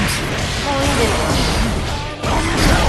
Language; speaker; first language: Japanese; non-native, learner; Chinese